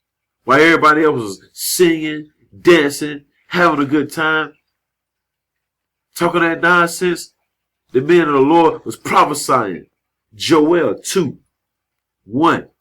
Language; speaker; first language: English; native; English